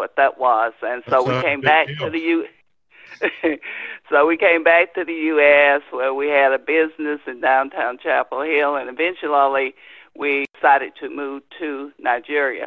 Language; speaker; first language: English; native; English